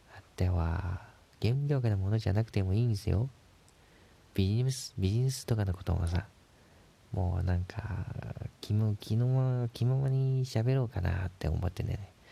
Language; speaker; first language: Japanese; non-native, fluent; Chinese